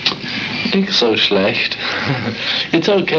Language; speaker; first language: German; non-native, learner; English